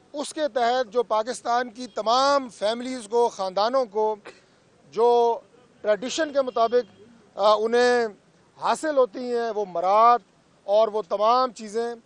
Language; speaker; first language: Urdu; non-native, local second language; Punjabi